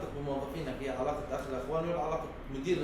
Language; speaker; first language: Arabic; native; Arabic